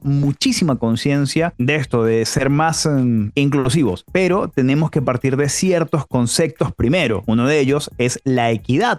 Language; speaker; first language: Spanish; native; Spanish